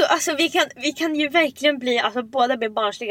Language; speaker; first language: Swedish; native; Swedish